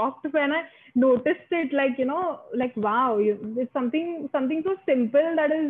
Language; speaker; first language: English; non-native, local second language; Marathi